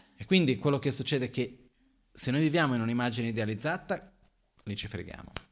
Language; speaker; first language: Italian; non-native, fluent; Portuguese